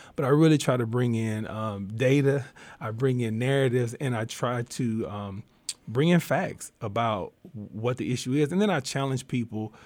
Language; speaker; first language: English; native; English